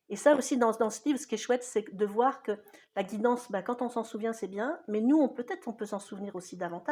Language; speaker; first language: French; native; French